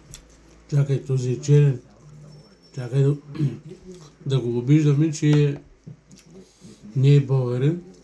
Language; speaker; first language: Bulgarian; non-native, local second language; Romanian